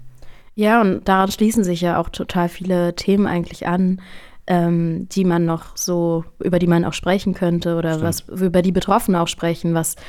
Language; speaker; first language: German; native; German